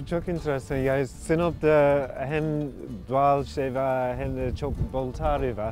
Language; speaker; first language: Turkish; non-native, learner; English